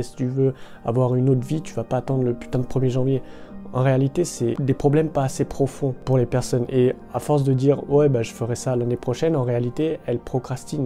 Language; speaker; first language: French; native; French